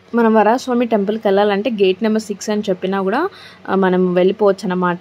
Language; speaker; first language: Telugu; non-native, local second language; Lambadi